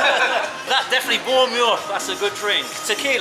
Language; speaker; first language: English; native; English